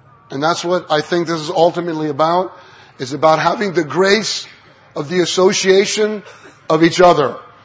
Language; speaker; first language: English; native; English